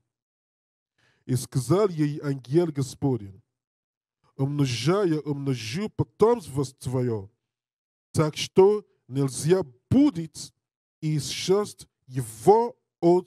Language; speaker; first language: Russian; non-native, learner; English